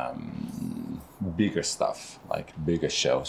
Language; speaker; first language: English; non-native, fluent; Italian